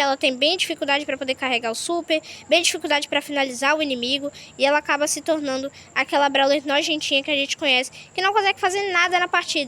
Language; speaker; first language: Portuguese; native; Portuguese